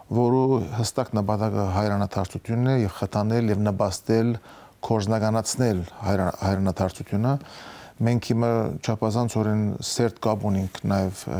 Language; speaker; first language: Armenian; early bilingual, heritage; Armenian